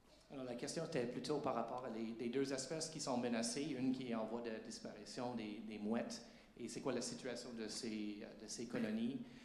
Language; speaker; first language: French; native; French